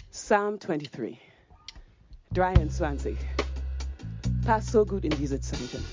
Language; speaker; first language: German; non-native, fluent; English